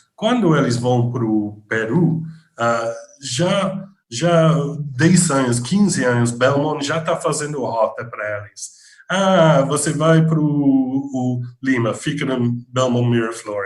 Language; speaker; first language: Portuguese; non-native, fluent; English